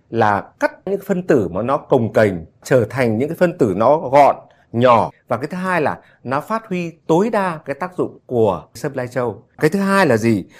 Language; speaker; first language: Vietnamese; native; Vietnamese